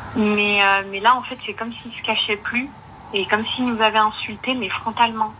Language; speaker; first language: French; early bilingual, other home language; Arabic